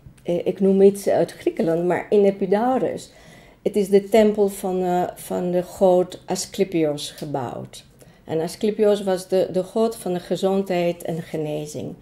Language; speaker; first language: Dutch; non-native, fluent; Greek